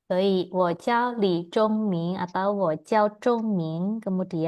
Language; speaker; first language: Chinese; non-native, fluent; Indonesian